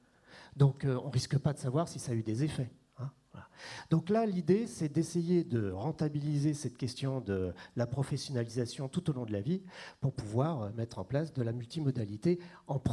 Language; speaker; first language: French; native; French